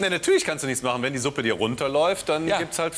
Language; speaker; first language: German; native; German